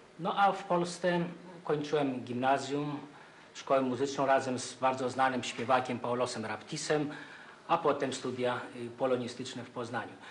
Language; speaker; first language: Polish; non-native, fluent; Greek